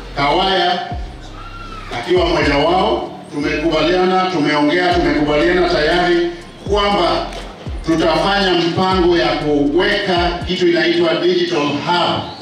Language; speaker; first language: Swahili; non-native, local second language; Luo (Kenya and Tanzania)